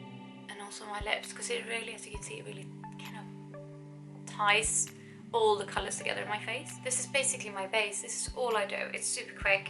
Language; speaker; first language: English; non-native, fluent; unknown